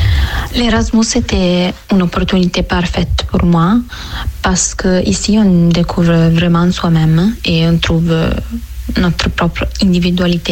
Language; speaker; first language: French; non-native, fluent; Italian